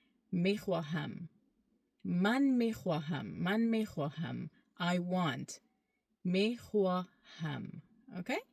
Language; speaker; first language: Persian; early bilingual, heritage; Persian